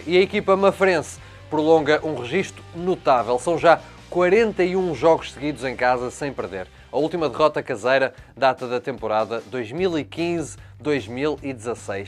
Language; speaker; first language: Portuguese; native; Portuguese